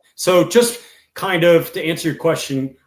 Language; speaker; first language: English; native; English